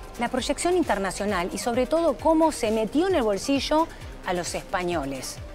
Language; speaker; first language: Spanish; native; Spanish